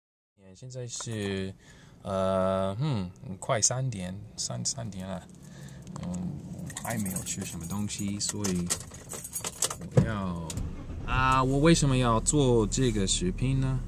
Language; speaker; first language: Chinese; non-native, learner; English